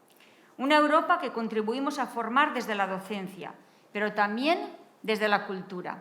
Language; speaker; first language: Spanish; native; Spanish